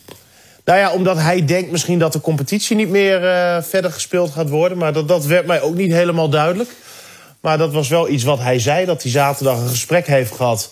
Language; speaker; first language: Dutch; native; Dutch